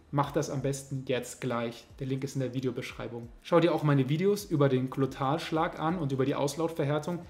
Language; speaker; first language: German; native; German